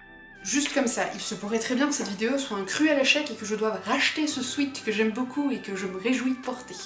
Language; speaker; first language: French; native; French